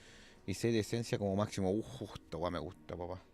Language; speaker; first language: Spanish; native; Spanish